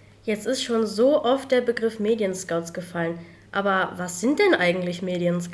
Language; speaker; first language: German; native; German